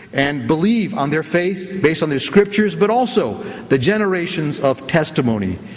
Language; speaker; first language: English; native; English